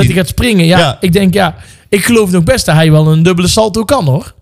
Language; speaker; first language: Dutch; native; Dutch